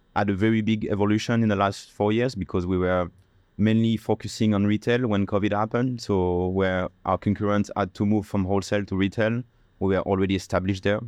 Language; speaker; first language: English; non-native, fluent; French